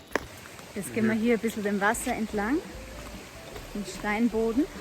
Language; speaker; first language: German; native; German